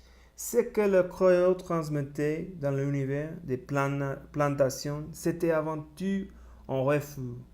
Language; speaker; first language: French; non-native, learner; Spanish